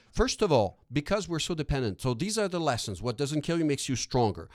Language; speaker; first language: English; non-native, fluent; French